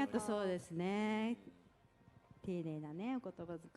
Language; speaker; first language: Japanese; native; Japanese